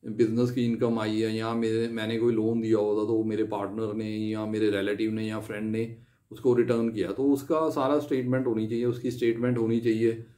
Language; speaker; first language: Hindi; non-native, local second language; Punjabi